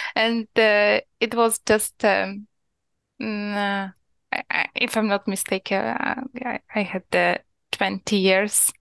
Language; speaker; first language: English; non-native, learner; Ukrainian